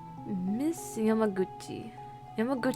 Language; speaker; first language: Japanese; non-native, learner; English